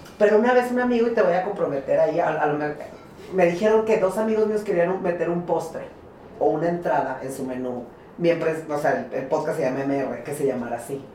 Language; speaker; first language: Spanish; native; Spanish